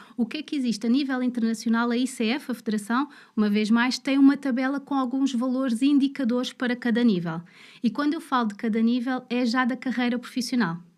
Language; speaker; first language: Portuguese; native; Portuguese